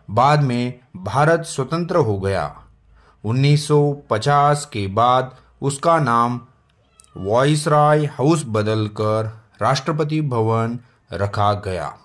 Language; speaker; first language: Hindi; non-native, local second language; Marathi